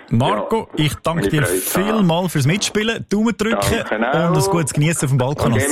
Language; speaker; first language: German; native; German